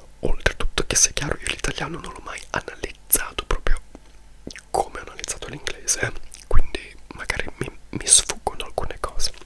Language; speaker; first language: Italian; non-native, fluent; English